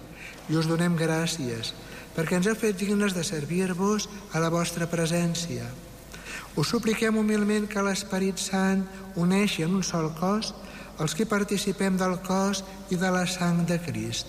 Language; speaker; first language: Catalan; native; Catalan